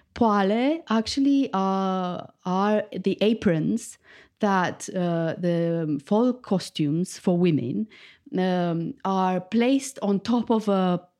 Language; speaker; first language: English; non-native, fluent; Romanian